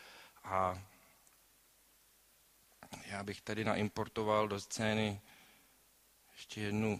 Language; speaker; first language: Czech; native; Czech